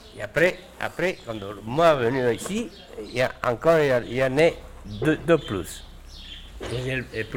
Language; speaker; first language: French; non-native, learner; Spanish